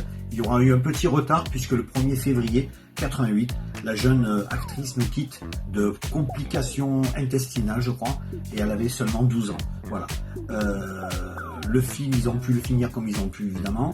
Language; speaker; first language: French; native; French